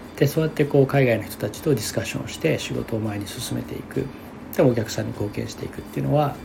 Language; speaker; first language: Japanese; native; Japanese